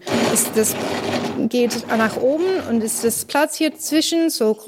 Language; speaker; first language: German; non-native, learner; English